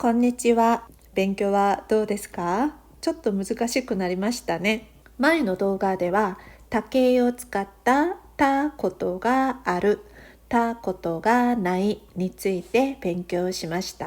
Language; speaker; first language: Japanese; non-native, fluent; Korean